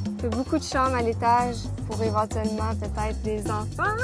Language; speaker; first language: French; native; French